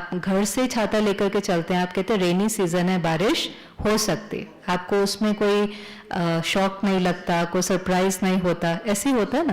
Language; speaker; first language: Hindi; native; Hindi